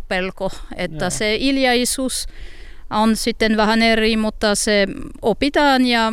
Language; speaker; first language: Finnish; non-native, learner; French